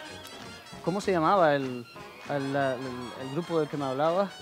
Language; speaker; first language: Spanish; native; Spanish